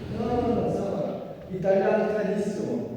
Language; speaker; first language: Italian; non-native, learner; French